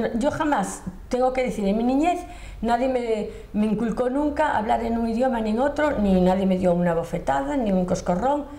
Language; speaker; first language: Spanish; non-native, local second language; Galician